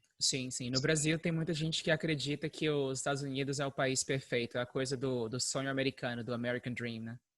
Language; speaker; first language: Portuguese; native; Portuguese